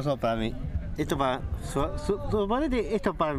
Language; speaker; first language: Spanish; native; Spanish